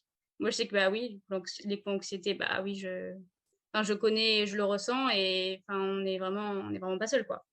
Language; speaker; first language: French; native; French